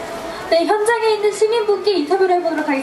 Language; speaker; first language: Korean; native; Korean